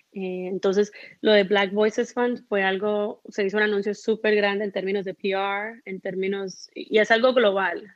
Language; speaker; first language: Spanish; early bilingual, heritage; Spanish